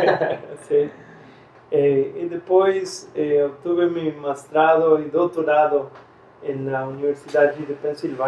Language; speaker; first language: Portuguese; non-native, fluent; Spanish